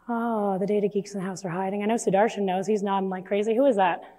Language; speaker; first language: English; native; English